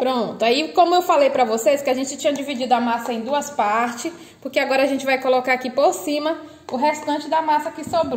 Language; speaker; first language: Portuguese; native; Portuguese